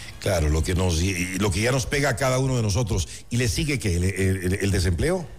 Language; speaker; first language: Spanish; native; Spanish